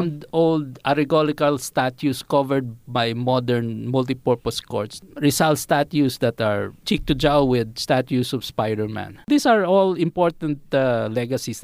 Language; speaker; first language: English; non-native, local second language; Filipino